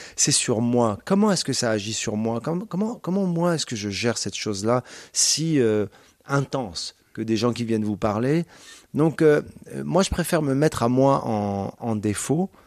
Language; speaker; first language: French; native; French